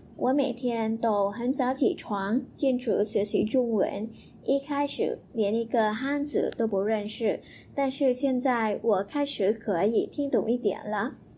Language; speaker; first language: Chinese; non-native, learner; Vietnamese